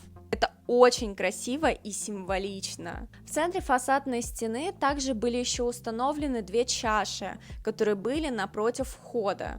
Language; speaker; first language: Russian; native; Russian